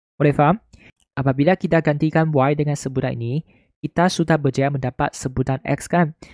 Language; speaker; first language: Malay; non-native, local second language; Chinese